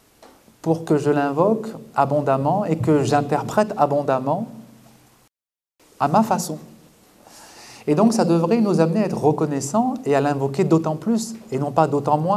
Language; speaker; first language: French; native; French